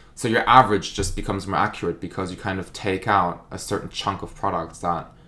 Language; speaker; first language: English; non-native, fluent; German